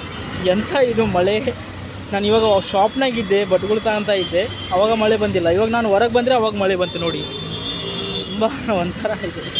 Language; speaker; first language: Kannada; early bilingual, heritage; Kannada